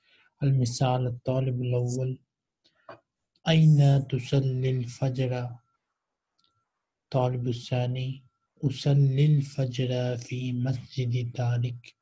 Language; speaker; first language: Arabic; non-native, fluent; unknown